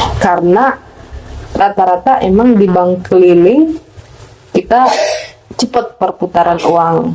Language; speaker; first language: Indonesian; non-native, local second language; Batak Toba